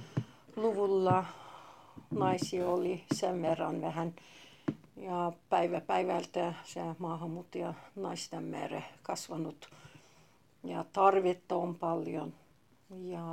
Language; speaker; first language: Finnish; non-native, fluent; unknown